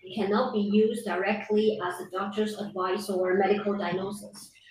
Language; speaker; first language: English; non-native, fluent; Chinese